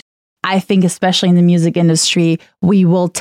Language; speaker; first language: English; non-native, fluent; German